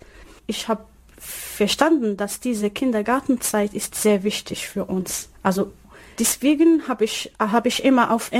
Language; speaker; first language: German; non-native, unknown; Arabic